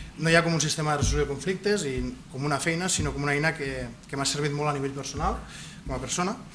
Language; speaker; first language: Catalan; native; Catalan